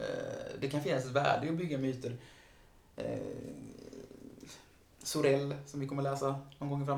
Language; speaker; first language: Swedish; native; Swedish